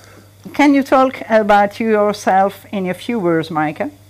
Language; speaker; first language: English; non-native, learner; French